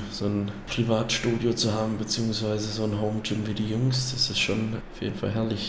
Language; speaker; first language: German; native; German